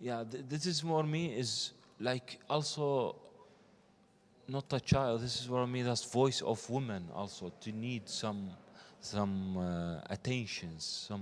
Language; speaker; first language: English; non-native, learner; Arabic